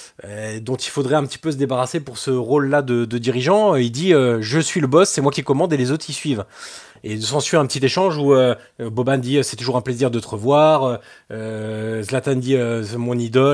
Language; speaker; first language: French; native; French